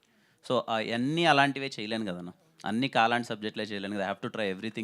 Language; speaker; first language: Telugu; native; Telugu